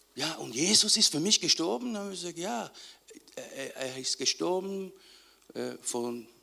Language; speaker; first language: German; non-native, fluent; Persian